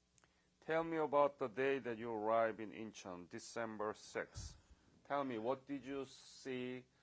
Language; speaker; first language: English; non-native, fluent; Korean